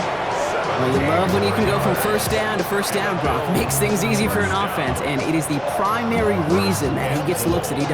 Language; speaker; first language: English; native; English